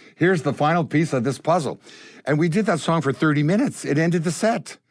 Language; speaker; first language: English; native; English